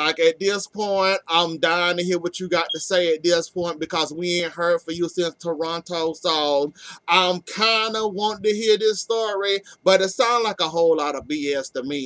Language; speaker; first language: English; native; English